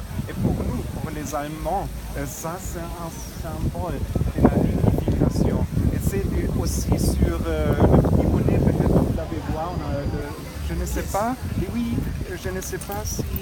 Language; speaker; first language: French; non-native, fluent; German